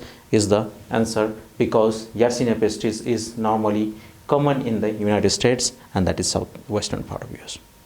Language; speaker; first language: English; non-native, fluent; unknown